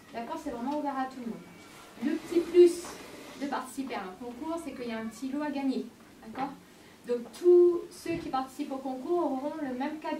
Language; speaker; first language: French; native; French